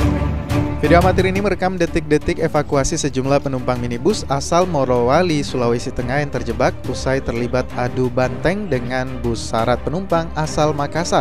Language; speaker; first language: Indonesian; native; Indonesian